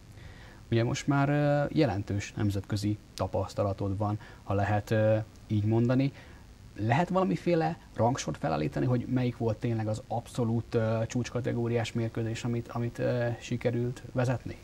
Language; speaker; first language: Hungarian; native; Hungarian